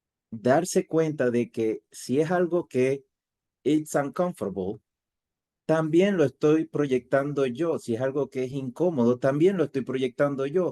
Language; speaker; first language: Spanish; native; Spanish